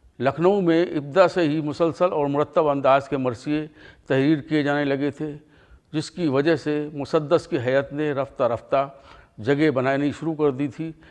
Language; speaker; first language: Urdu; native; Urdu